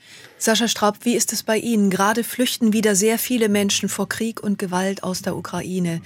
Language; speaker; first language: German; native; German